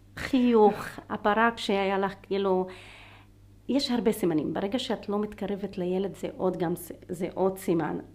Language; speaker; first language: Hebrew; non-native, local second language; Arabic